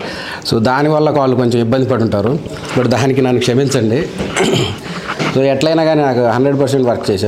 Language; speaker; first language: Telugu; native; Telugu